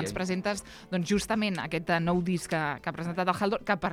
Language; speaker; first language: Catalan; native; Catalan